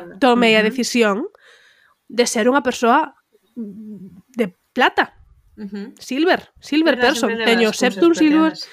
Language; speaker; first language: Galician; non-native, local second language; Spanish